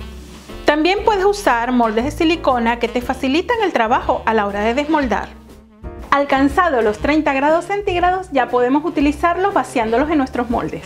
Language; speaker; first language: Spanish; native; Spanish